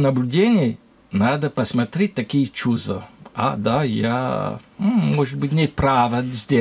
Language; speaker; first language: Russian; non-native, learner; French